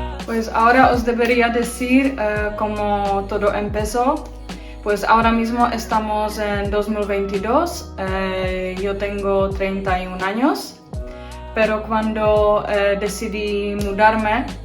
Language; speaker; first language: Spanish; non-native, fluent; Czech